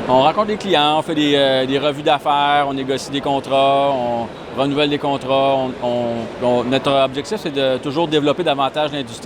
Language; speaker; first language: French; native; French